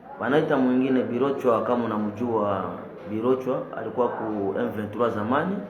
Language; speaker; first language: Swahili; non-native, local second language; Nande